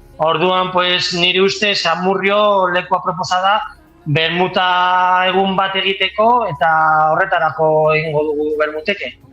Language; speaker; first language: Basque; non-native, local second language; Spanish